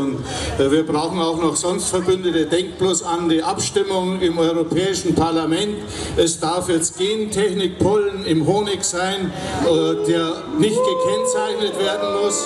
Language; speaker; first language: German; native; German